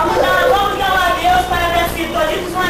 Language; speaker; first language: Portuguese; non-native, learner; Spanish